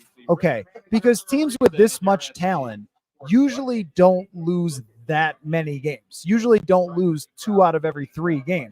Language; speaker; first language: English; native; English